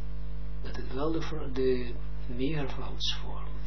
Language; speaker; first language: Dutch; non-native, fluent; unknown